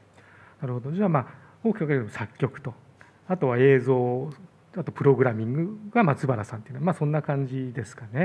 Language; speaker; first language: Japanese; native; Japanese